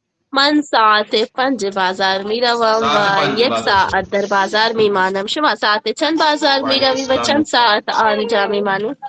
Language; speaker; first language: Persian; non-native, learner; Urdu